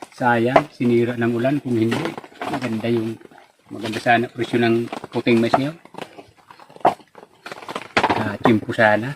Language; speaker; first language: Filipino; non-native, local second language; Bikol